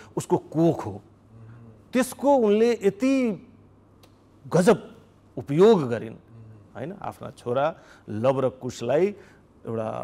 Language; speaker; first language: Nepali; non-native, local second language; Maithili